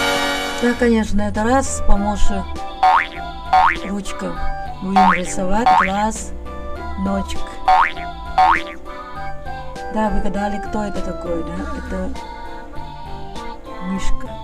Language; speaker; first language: Russian; non-native, learner; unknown